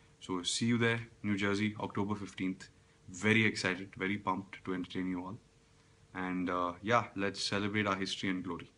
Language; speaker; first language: English; non-native, local second language; Telugu